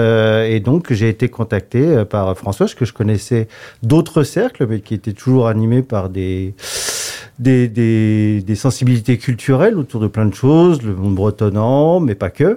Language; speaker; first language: French; native; French